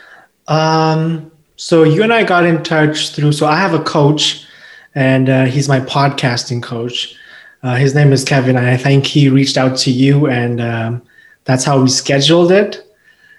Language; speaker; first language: English; non-native, local second language; Urdu